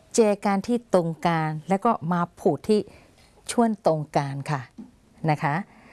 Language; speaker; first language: Thai; non-native, fluent; Burmese